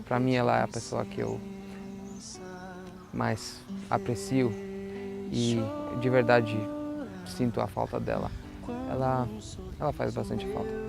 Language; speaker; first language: Portuguese; non-native, fluent; Albanian